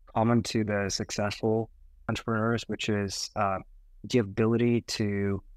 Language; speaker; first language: English; non-native, fluent; Portuguese